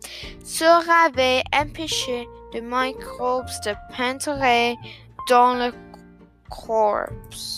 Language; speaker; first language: French; non-native, learner; English